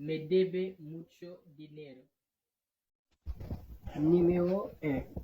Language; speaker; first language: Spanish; non-native, fluent; Haitian Creole